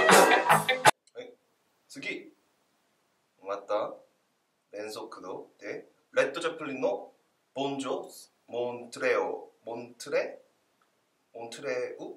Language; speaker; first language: Japanese; non-native, learner; Korean